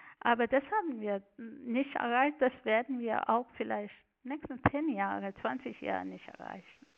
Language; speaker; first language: German; non-native, fluent; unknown